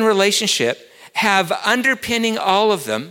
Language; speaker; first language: English; native; English